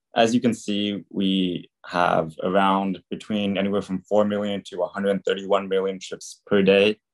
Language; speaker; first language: English; native; English